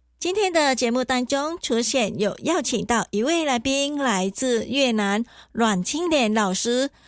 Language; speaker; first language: Chinese; native; Chinese